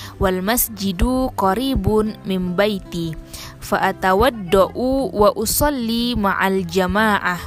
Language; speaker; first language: Arabic; non-native, learner; Indonesian